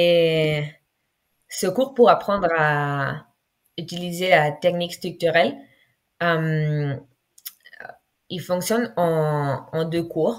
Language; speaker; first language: French; non-native, fluent; Spanish